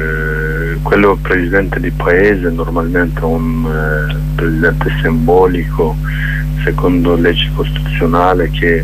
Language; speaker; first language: Italian; non-native, learner; Kurdish